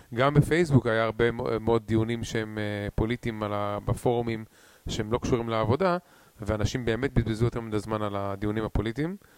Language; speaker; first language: Hebrew; native; Hebrew